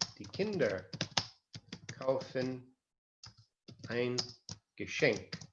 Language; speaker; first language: German; non-native, fluent; English